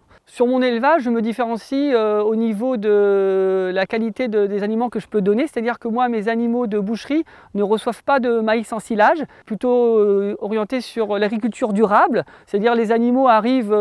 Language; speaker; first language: French; native; French